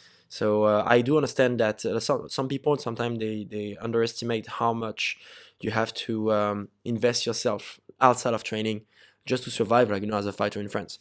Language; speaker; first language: English; non-native, fluent; French